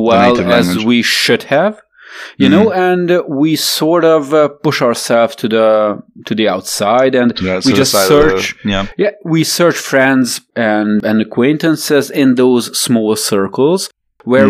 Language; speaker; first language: English; non-native, fluent; Romanian